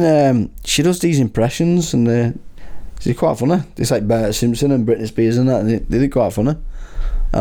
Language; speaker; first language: English; native; English